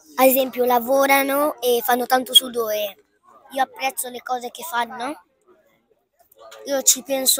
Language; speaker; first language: Italian; early bilingual, other home language; Fula